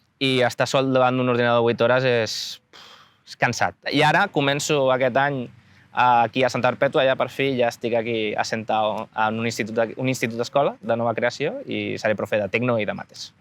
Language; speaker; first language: Catalan; native; Catalan